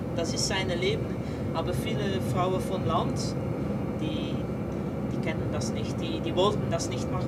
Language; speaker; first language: German; non-native, learner; Dutch